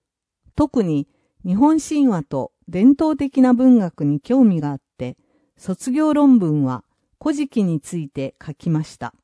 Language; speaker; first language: Japanese; non-native, fluent; English